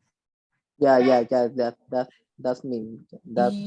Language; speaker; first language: English; non-native, learner; Vietnamese